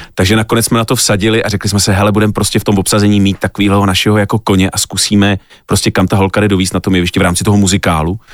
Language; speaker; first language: Czech; native; Czech